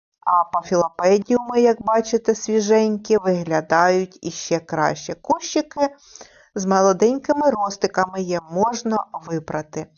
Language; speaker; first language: Ukrainian; native; Ukrainian